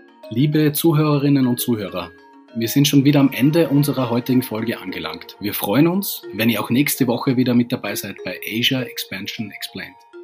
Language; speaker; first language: German; native; German